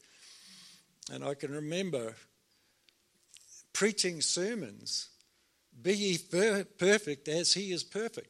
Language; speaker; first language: English; native; English